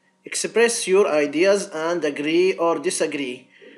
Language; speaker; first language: English; non-native, fluent; Arabic